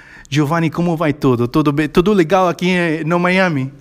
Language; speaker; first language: Portuguese; non-native, fluent; Spanish